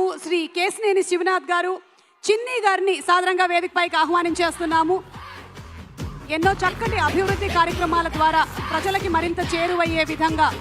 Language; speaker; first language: Telugu; native; Telugu